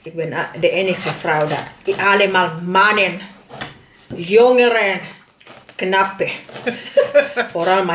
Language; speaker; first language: Dutch; non-native, learner; Indonesian